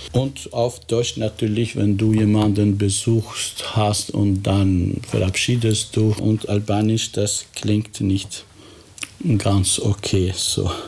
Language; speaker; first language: German; non-native, fluent; Albanian